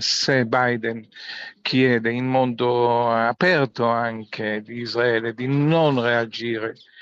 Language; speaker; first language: Italian; non-native, fluent; Hebrew